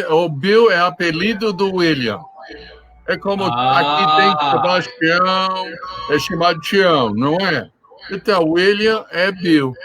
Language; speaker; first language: Portuguese; non-native, fluent; English